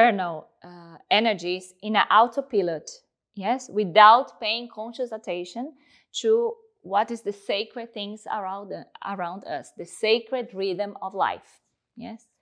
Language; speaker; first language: English; non-native, fluent; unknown